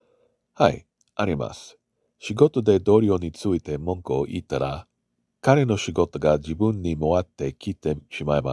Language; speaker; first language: Japanese; non-native, learner; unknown